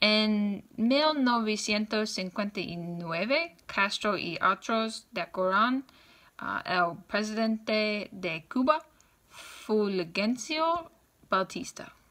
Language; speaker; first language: Spanish; non-native, learner; English